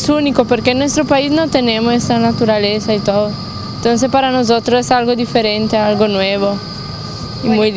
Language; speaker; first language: Spanish; non-native, fluent; Italian